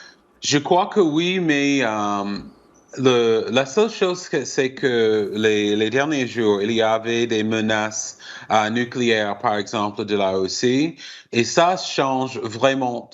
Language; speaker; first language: French; non-native, fluent; English